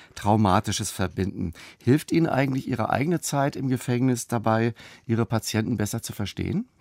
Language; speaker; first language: German; native; German